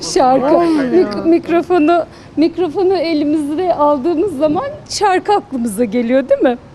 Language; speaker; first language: Turkish; native; Turkish